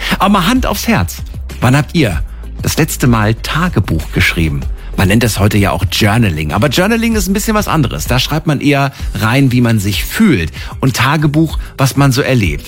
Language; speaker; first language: German; native; German